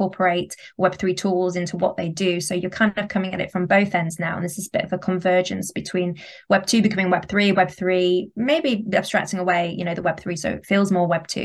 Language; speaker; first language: English; native; English